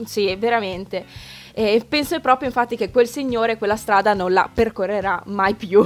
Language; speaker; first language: Italian; native; Italian